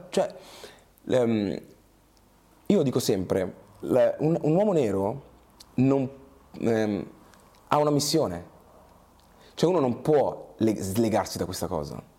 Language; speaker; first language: Italian; early bilingual, other home language; Portuguese